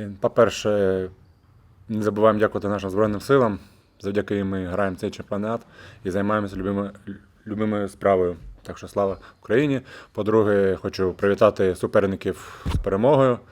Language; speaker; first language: Ukrainian; native; Ukrainian